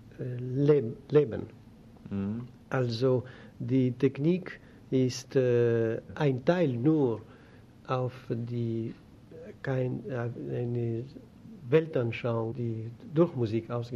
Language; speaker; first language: German; non-native, learner; Greek